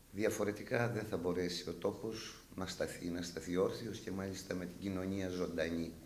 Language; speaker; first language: Greek; native; Greek